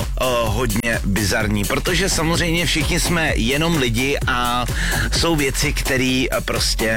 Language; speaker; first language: Czech; native; Czech